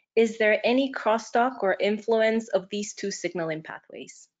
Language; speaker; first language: English; non-native, fluent; Spanish